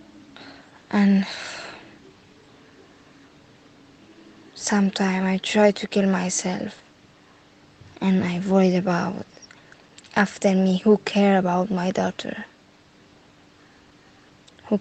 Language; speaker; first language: English; non-native, learner; Persian